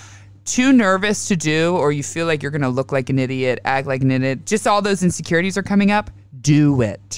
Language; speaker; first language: English; native; English